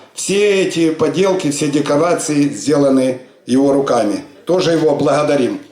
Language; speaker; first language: Russian; native; Russian